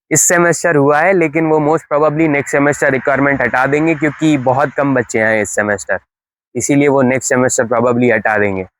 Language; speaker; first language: Urdu; native; Urdu